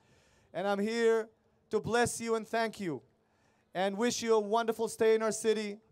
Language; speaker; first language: English; non-native, fluent; Hebrew